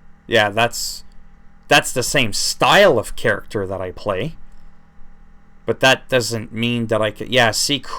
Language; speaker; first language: English; native; English